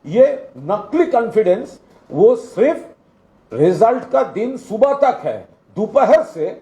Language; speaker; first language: Hindi; non-native, local second language; Bangla